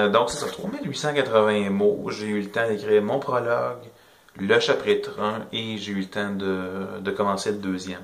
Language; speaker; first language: French; native; French